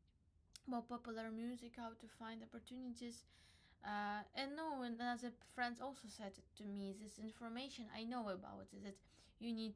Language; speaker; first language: English; non-native, learner; Crimean Tatar